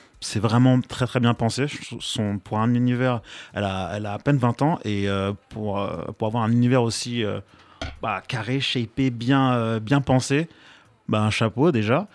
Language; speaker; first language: French; native; French